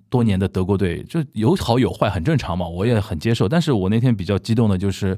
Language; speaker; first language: Chinese; native; Chinese